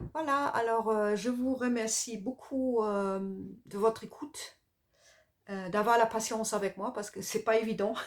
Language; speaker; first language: French; non-native, fluent; German